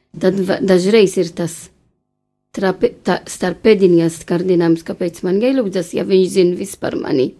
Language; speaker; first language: Latvian; non-native, fluent; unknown